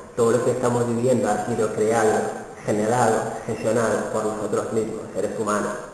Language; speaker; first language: Spanish; non-native, fluent; Wolof